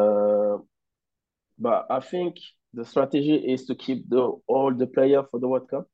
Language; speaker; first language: English; non-native, learner; French